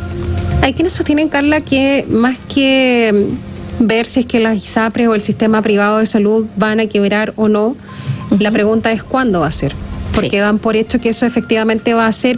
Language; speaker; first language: Spanish; native; Spanish